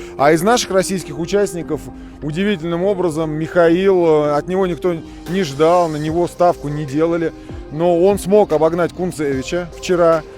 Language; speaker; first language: Russian; native; Russian